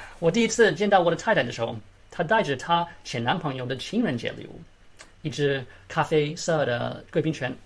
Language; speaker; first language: Chinese; early bilingual, heritage; Chinese